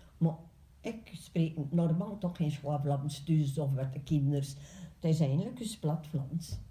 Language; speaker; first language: Dutch; native; Dutch